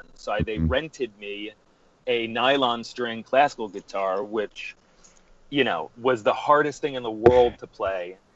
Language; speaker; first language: English; native; English